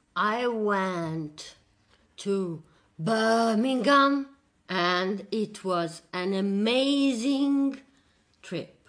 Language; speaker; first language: English; non-native, learner; Italian